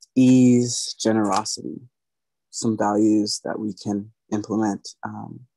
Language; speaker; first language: English; native; English